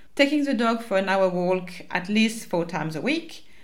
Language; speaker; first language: English; non-native, fluent; French